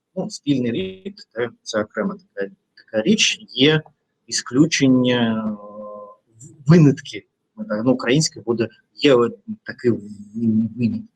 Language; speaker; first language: Ukrainian; non-native, local second language; Russian